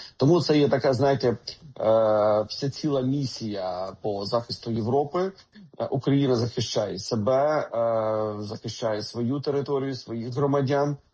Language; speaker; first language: Ukrainian; native; Ukrainian